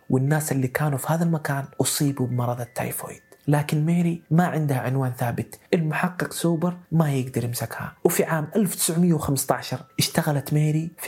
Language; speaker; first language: Arabic; native; Arabic